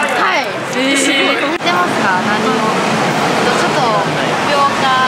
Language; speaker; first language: Japanese; non-native, learner; Chinese